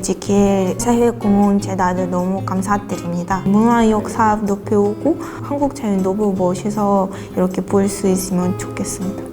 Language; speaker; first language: Korean; non-native, fluent; Russian